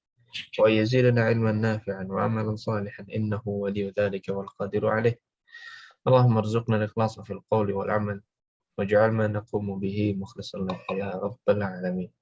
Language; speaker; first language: Arabic; non-native, fluent; Indonesian